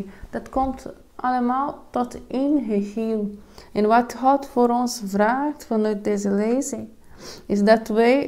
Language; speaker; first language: Dutch; non-native, fluent; Portuguese